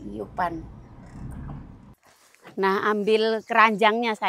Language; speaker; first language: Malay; non-native, local second language; Javanese